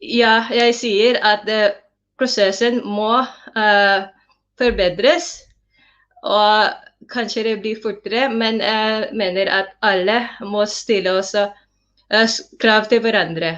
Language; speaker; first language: Norwegian; non-native, fluent; Filipino